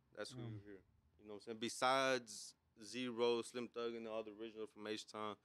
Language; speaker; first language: English; native; English